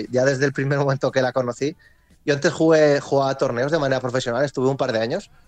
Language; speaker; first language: Spanish; native; Spanish